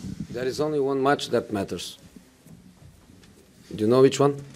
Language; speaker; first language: English; non-native, fluent; Portuguese